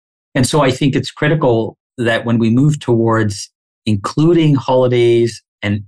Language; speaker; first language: English; non-native, local second language; Swahili